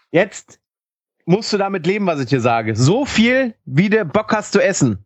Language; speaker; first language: German; native; German